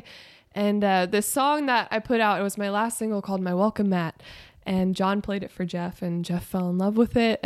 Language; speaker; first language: English; native; English